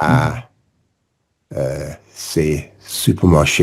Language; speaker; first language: French; non-native, learner; English